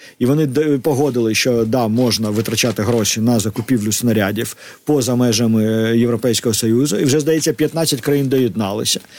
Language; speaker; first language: Ukrainian; native; Ukrainian